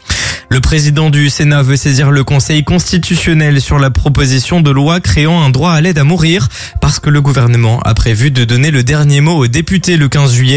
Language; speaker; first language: French; native; French